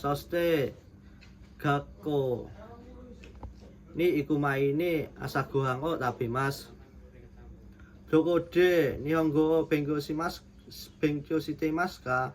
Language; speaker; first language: Japanese; non-native, learner; Indonesian